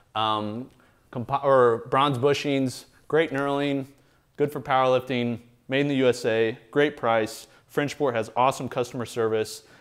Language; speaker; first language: English; native; English